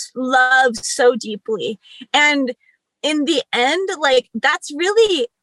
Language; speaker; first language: English; early bilingual, other home language; Spanish